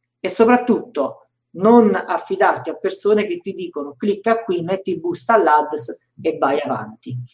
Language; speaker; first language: Italian; native; Italian